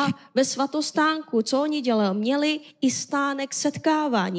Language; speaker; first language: Czech; non-native, fluent; Korean